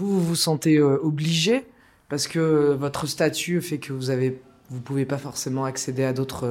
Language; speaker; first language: French; native; French